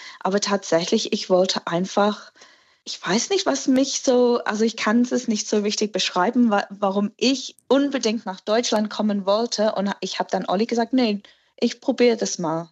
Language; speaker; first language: German; non-native, fluent; English